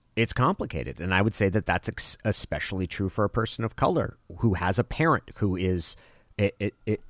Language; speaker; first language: English; early bilingual, other home language; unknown